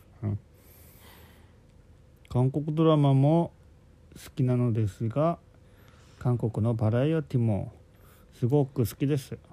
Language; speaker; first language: Japanese; non-native, local second language; Korean